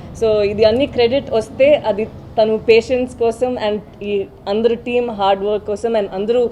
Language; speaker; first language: Telugu; non-native, learner; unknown